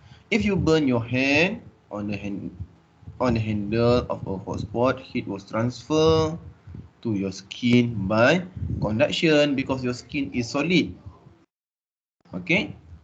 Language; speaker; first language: English; non-native, local second language; Malay